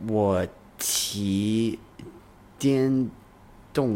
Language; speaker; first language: Chinese; non-native, learner; English